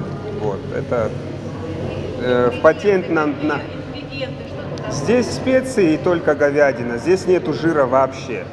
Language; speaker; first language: Russian; non-native, local second language; Adyghe